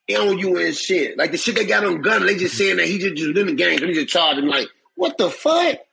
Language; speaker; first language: English; native; English